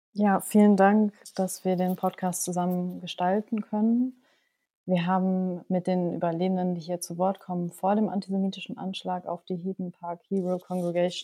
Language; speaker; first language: German; native; German